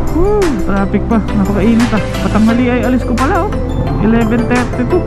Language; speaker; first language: Filipino; native; Filipino